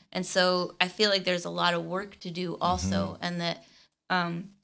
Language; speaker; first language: English; native; English